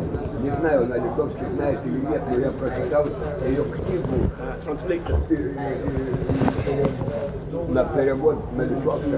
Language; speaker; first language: Russian; non-native, fluent; Lithuanian